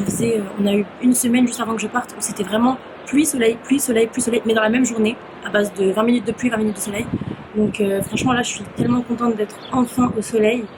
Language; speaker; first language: French; native; French